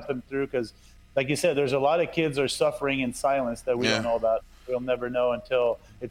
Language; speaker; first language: English; non-native, fluent; French